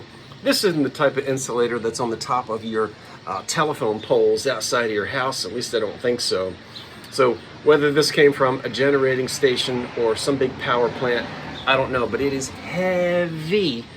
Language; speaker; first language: English; native; English